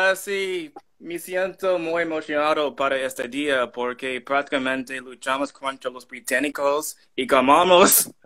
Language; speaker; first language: Spanish; non-native, learner; English